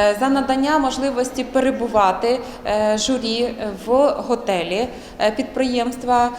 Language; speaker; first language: Ukrainian; native; Ukrainian